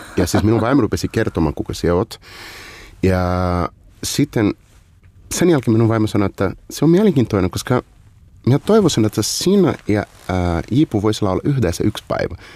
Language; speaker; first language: Finnish; non-native, fluent; Portuguese